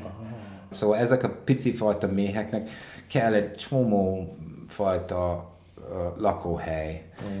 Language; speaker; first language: Hungarian; non-native, fluent; English